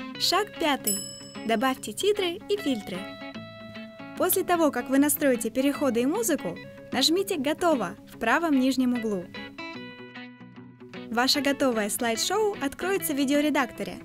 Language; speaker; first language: Russian; native; Russian